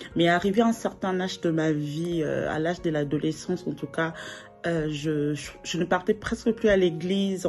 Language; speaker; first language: French; non-native, local second language; Lingala